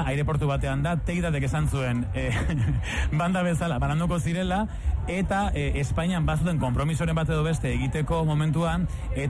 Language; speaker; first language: Basque; native; Basque